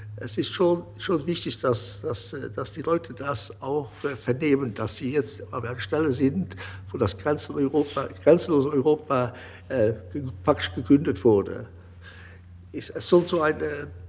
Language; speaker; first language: German; non-native, local second language; Luxembourgish